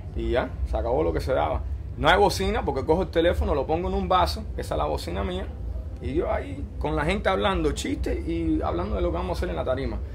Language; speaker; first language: Spanish; early bilingual, heritage; Spanish